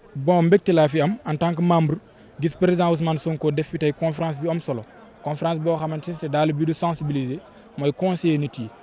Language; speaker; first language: Wolof; non-native, local second language; Fula